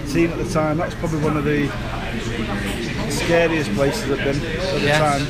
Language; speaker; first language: English; native; English